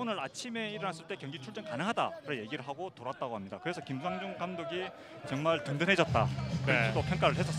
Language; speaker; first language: Korean; native; Korean